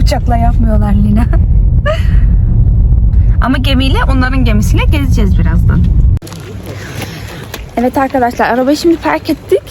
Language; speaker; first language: Turkish; early bilingual, heritage; Turkish